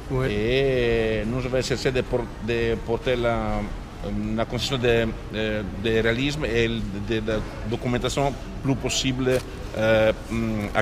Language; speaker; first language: French; non-native, fluent; Italian